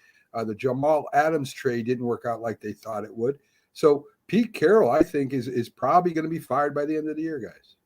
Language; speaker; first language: English; native; English